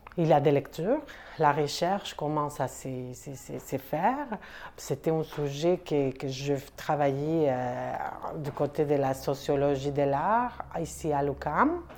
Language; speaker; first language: French; non-native, fluent; Spanish